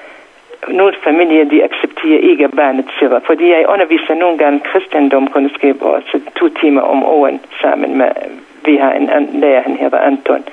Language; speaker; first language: Danish; non-native, learner; Central Kurdish